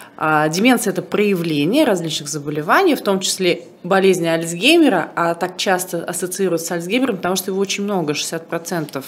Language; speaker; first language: Russian; native; Russian